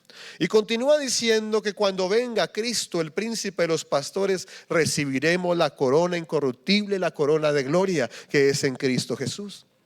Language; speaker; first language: Spanish; native; Spanish